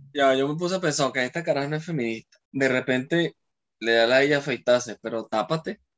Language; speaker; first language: Spanish; native; Spanish